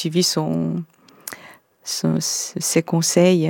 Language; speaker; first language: French; non-native, fluent; Korean